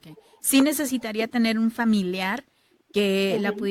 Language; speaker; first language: Spanish; native; Spanish